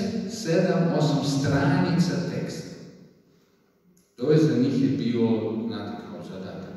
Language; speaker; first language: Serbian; non-native, fluent; Russian